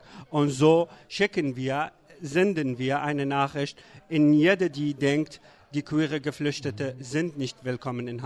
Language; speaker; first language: German; non-native, learner; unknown